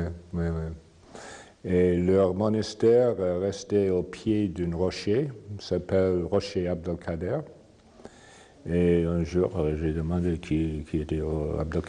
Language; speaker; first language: French; non-native, fluent; English